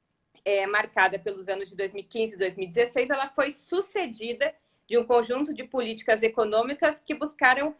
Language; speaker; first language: Portuguese; native; Portuguese